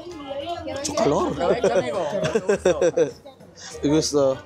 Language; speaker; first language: Spanish; non-native, learner; Filipino